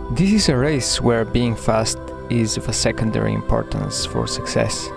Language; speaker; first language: English; non-native, fluent; Bulgarian